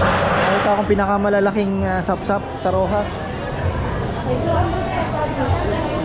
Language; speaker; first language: Filipino; native; Filipino